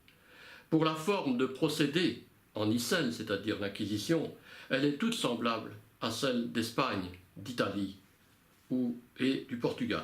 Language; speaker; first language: French; native; French